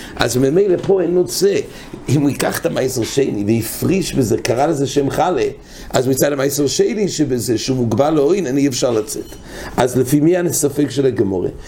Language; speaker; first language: Hebrew; non-native, fluent; English